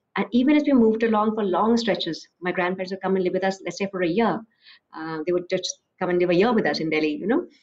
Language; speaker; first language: English; non-native, local second language; Assamese